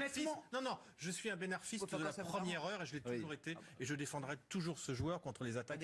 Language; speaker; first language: French; native; French